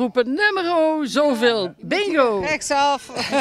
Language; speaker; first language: Dutch; native; Dutch